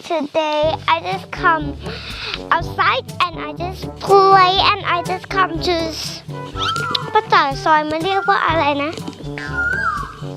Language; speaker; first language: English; non-native, learner; Thai